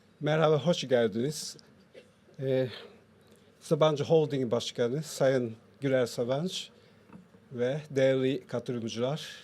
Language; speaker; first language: Turkish; non-native, fluent; Japanese